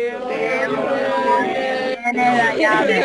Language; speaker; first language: Spanish; non-native, learner; English